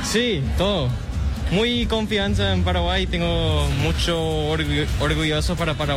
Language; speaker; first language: Portuguese; non-native, learner; Spanish